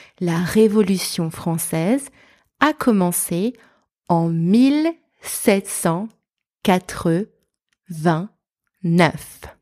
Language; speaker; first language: French; native; French